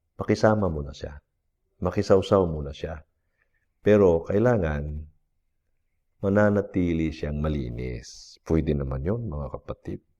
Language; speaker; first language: Filipino; non-native, local second language; Cebuano